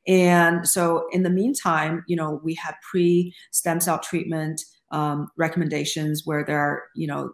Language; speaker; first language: English; non-native, fluent; Chinese